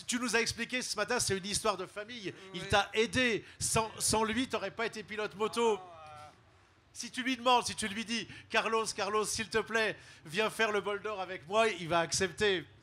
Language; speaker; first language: French; native; French